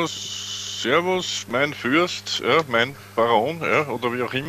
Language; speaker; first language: German; native; German